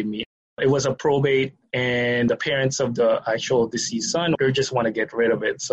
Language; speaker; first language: English; non-native, local second language; Filipino